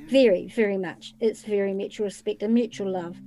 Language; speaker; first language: English; native; English